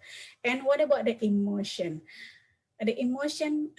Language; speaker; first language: English; non-native, learner; Indonesian